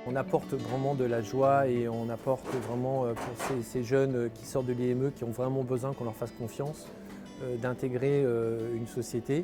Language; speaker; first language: French; native; French